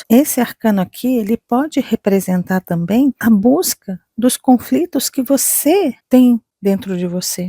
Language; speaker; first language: Portuguese; native; Portuguese